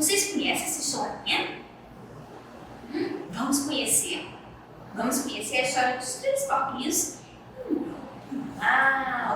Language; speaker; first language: Portuguese; native; Portuguese